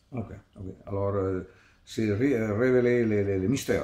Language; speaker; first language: French; non-native, learner; Italian